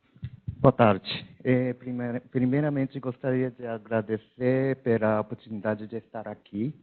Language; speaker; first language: Portuguese; non-native, learner; Japanese